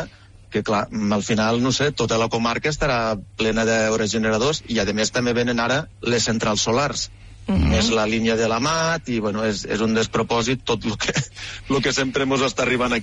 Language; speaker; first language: Catalan; native; Catalan